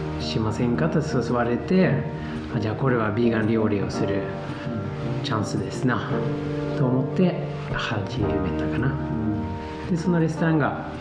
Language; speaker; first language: Japanese; non-native, fluent; Swedish